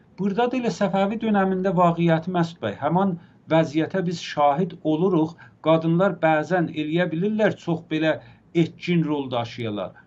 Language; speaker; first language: Azerbaijani; native; Azerbaijani